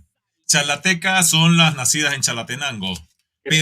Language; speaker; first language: Spanish; native; Spanish